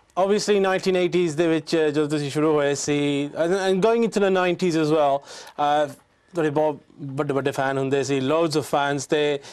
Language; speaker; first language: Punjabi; early bilingual, heritage; Punjabi